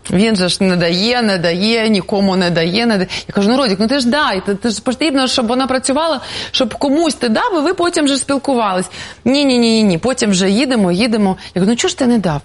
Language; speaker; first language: Ukrainian; non-native, local second language; Russian